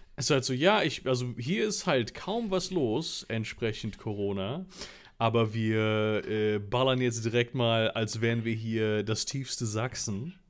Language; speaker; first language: German; native; German